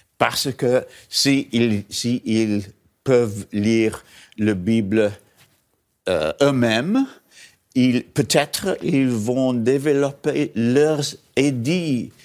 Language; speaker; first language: French; non-native, learner; English